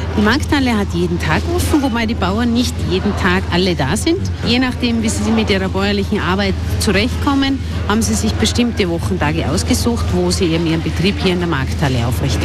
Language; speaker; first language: German; native; German